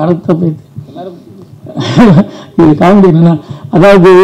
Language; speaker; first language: Tamil; native; Tamil